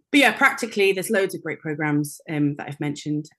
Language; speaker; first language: English; native; English